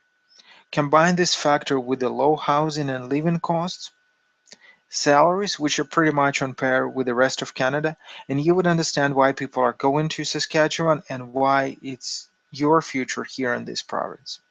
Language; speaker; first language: English; non-native, fluent; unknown